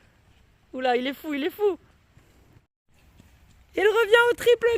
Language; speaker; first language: French; native; French